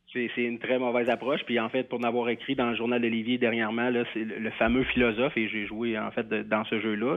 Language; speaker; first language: French; native; French